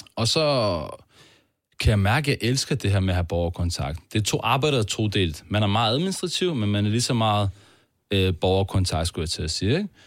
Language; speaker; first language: Danish; early bilingual, other home language; Turkish